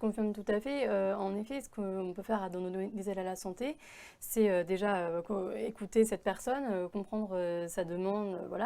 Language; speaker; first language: French; native; French